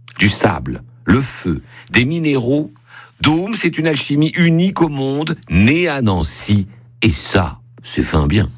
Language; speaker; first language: French; native; French